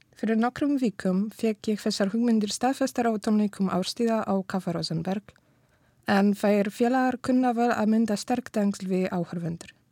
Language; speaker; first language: Icelandic; non-native, fluent; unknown